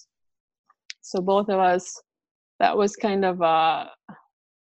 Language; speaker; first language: English; non-native, fluent; Russian